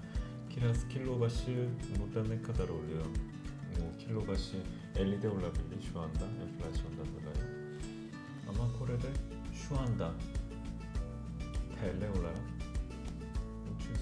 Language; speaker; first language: Turkish; non-native, fluent; Korean